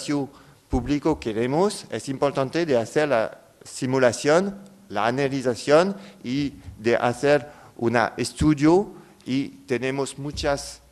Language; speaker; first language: Spanish; non-native, fluent; French